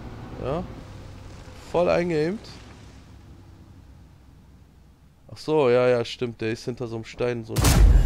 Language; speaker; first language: German; native; German